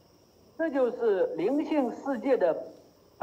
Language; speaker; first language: Chinese; native; Chinese